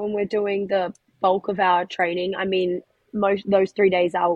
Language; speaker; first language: English; native; English